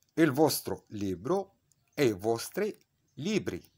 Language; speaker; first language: Italian; non-native, fluent; Arabic